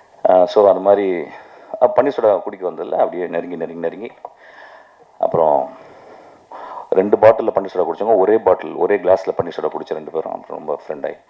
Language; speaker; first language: Tamil; native; Tamil